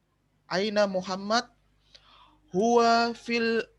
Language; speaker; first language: Arabic; non-native, learner; Indonesian